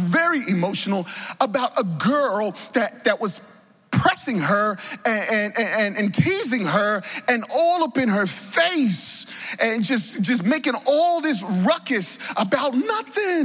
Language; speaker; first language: English; native; English